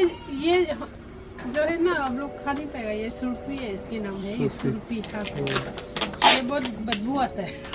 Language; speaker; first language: Hindi; non-native, local second language; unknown